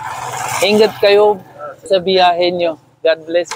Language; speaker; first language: Filipino; non-native, learner; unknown